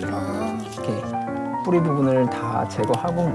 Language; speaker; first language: Korean; native; Korean